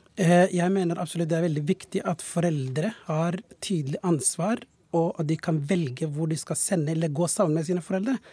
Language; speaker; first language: Norwegian; non-native, fluent; Somali